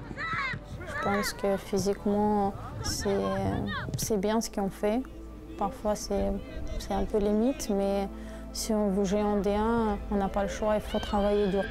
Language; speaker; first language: French; non-native, fluent; Russian